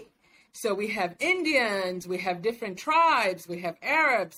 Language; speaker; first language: English; non-native, local second language; Swahili